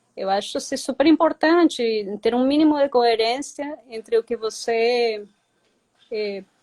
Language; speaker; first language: Portuguese; non-native, fluent; Spanish